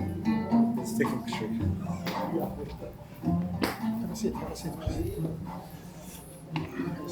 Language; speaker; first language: English; non-native, learner; Portuguese